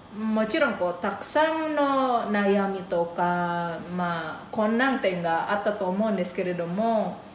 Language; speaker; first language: Japanese; non-native, fluent; Indonesian